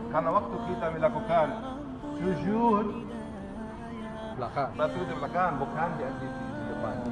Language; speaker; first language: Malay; non-native, learner; Arabic